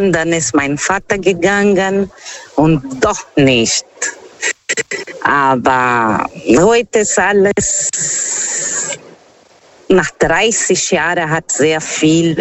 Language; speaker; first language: German; non-native, fluent; Portuguese